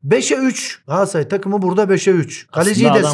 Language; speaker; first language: Turkish; native; Turkish